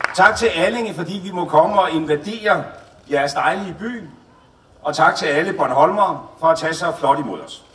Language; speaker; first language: Danish; native; Danish